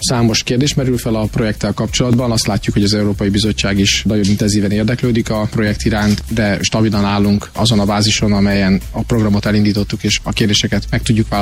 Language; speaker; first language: Hungarian; native; Hungarian